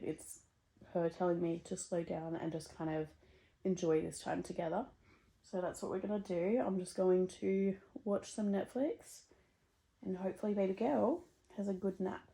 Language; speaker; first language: English; native; English